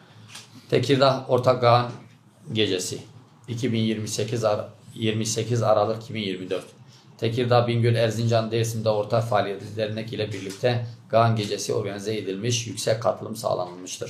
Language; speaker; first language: Turkish; native; Turkish